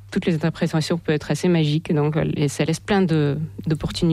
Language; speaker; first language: French; non-native, fluent; Russian